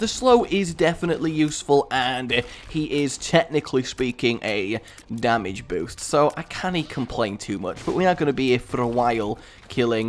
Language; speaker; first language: English; native; English